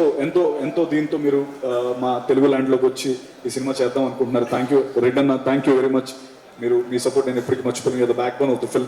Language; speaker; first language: Telugu; native; Telugu